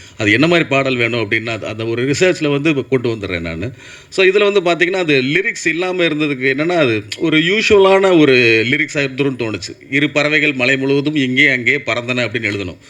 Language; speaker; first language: Tamil; native; Tamil